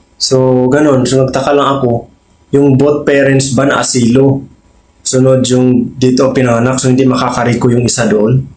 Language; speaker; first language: Filipino; native; Filipino